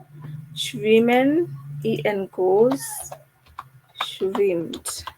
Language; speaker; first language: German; non-native, fluent; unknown